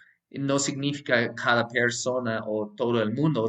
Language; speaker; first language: Spanish; non-native, fluent; English